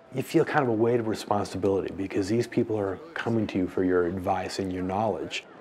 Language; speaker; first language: English; native; English